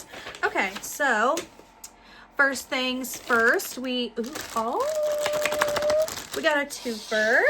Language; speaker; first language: English; native; English